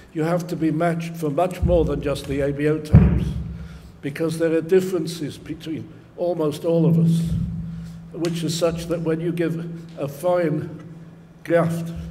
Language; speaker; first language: English; native; English